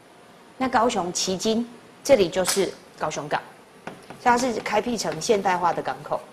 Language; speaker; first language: Chinese; native; Chinese